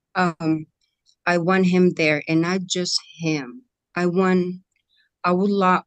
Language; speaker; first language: English; non-native, fluent; Spanish